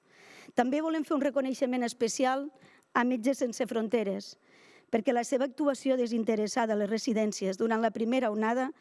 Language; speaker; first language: Catalan; native; Catalan